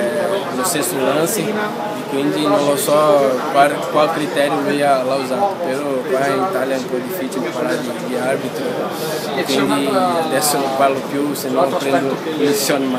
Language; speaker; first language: Italian; non-native, fluent; Portuguese